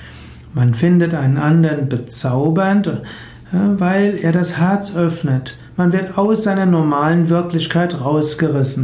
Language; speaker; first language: German; native; German